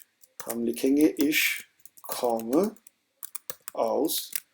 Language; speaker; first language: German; non-native, fluent; Urdu